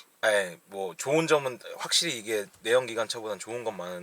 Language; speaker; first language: Korean; native; Korean